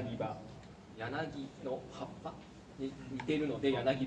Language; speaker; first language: Japanese; native; Japanese